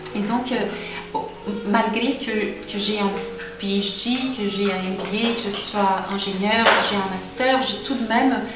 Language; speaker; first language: French; non-native, fluent; Portuguese